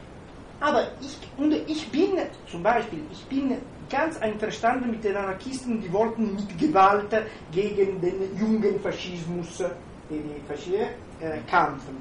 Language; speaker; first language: German; non-native, fluent; Italian